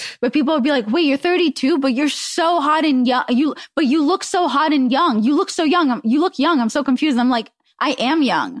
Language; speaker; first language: English; early bilingual, other home language; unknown